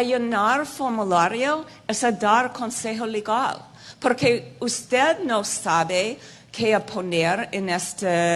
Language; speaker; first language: Spanish; non-native, fluent; English